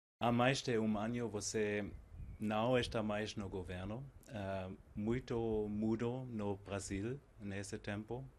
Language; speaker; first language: Portuguese; non-native, fluent; German